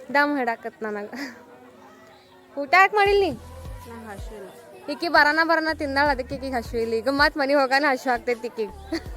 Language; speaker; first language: Kannada; non-native, local second language; Lambadi